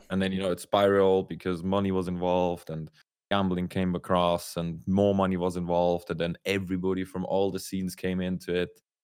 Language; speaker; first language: English; non-native, fluent; German